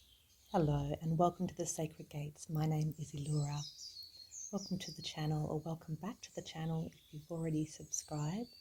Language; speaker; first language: English; native; English